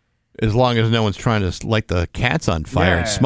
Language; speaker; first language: English; native; English